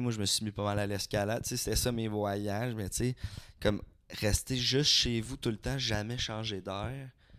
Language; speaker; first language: French; native; French